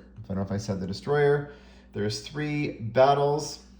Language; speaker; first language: English; native; English